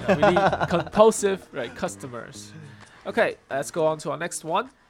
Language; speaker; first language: English; early bilingual, other home language; Chinese